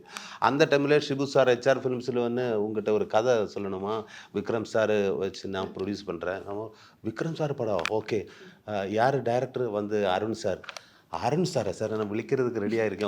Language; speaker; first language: Tamil; non-native, learner; Malayalam